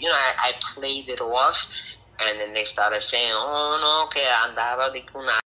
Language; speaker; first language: English; early bilingual, other home language; Spanish